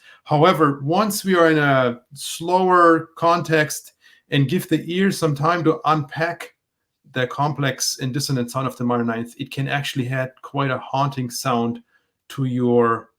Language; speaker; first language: English; non-native, fluent; German